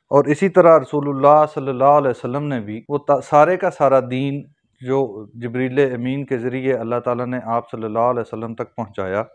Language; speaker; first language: Urdu; native; Urdu